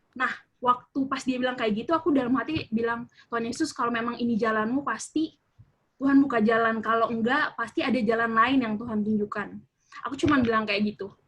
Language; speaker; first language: Indonesian; native; Indonesian